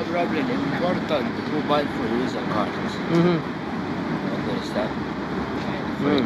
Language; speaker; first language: English; non-native, learner; Arabic